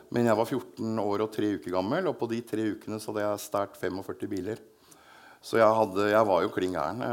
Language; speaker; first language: Norwegian; native; Norwegian